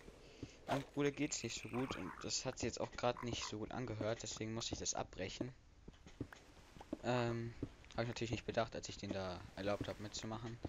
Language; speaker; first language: German; native; German